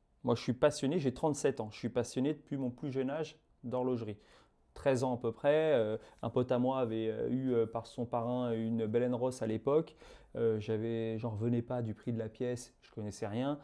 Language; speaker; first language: French; native; French